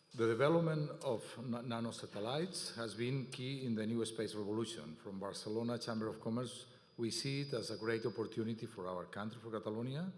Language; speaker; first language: English; non-native, fluent; Catalan